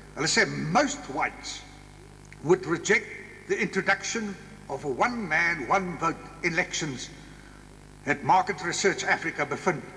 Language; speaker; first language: English; non-native, local second language; Afrikaans